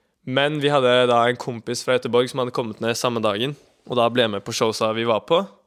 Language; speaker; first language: Norwegian; native; Norwegian